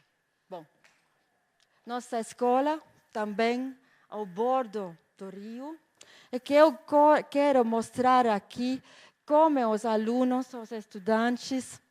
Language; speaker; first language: Portuguese; non-native, fluent; German